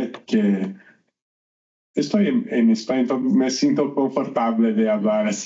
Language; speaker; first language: Spanish; non-native, learner; Portuguese